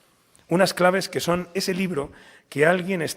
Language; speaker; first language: Spanish; native; Spanish